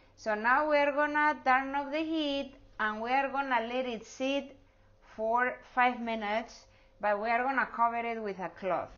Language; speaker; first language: English; non-native, fluent; Spanish